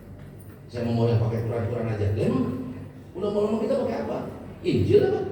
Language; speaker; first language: Indonesian; native; Indonesian